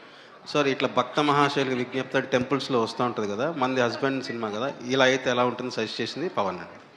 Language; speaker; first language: Telugu; native; Telugu